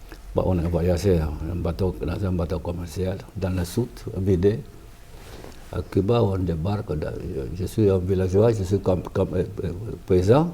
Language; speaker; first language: French; non-native, fluent; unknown